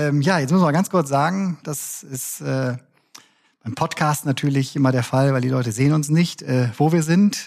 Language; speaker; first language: German; native; German